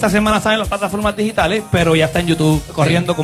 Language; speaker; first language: Spanish; native; Spanish